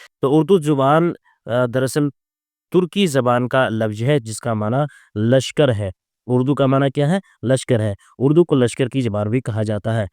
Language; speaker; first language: Urdu; native; Urdu